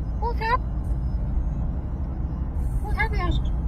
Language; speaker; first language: Thai; native; Thai